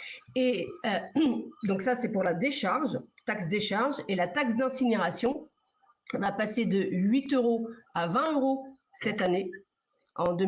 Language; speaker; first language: French; native; French